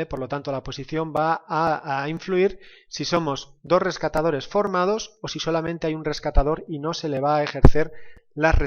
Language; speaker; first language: Spanish; native; Spanish